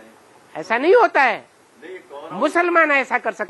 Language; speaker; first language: Hindi; native; Hindi